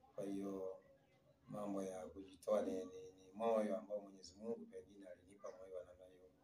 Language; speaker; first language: Swahili; non-native, local second language; Sukuma